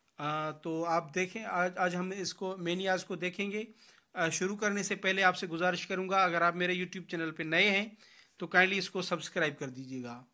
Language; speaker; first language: Urdu; non-native, local second language; Sindhi